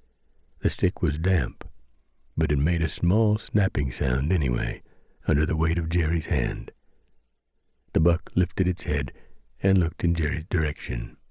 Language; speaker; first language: English; native; English